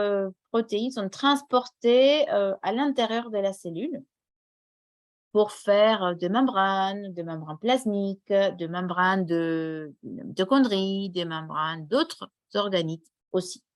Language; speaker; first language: French; non-native, fluent; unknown